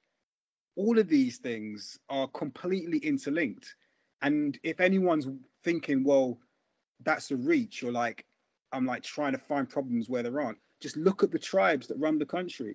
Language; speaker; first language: English; native; English